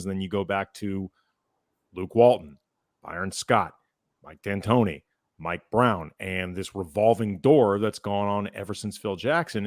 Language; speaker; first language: English; native; English